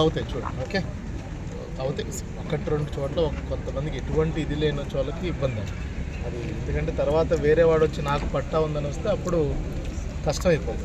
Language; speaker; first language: Telugu; native; Telugu